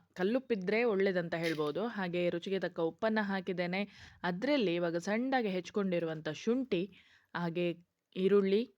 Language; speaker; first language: Kannada; non-native, local second language; Konkani